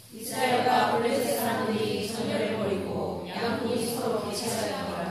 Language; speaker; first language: Korean; native; Korean